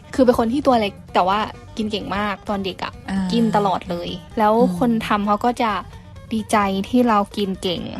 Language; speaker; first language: Thai; native; Thai